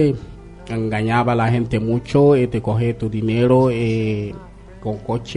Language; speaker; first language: Spanish; non-native, learner; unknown